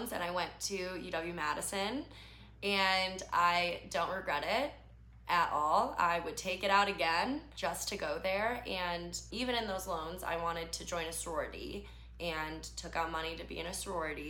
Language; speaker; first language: English; native; English